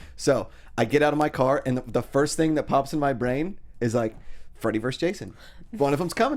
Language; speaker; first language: English; native; English